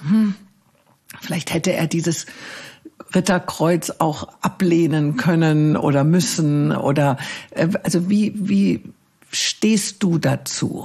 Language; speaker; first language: German; native; German